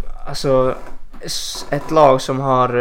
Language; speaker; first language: Swedish; non-native, fluent; Icelandic